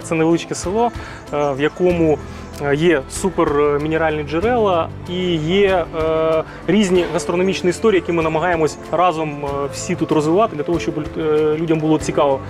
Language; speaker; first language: Ukrainian; native; Ukrainian